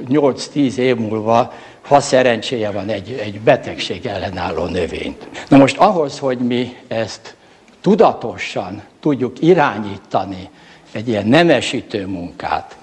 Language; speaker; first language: Hungarian; native; Hungarian